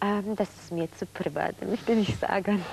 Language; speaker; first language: German; non-native, fluent; Bulgarian